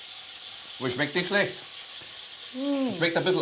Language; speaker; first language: German; native; German